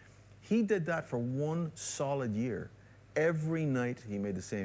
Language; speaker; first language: English; native; English